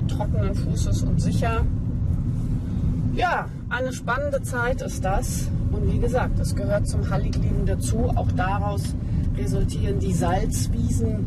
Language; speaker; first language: German; native; German